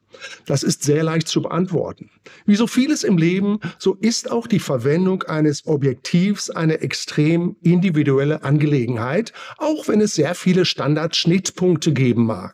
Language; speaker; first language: German; native; German